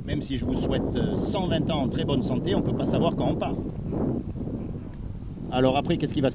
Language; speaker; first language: French; native; French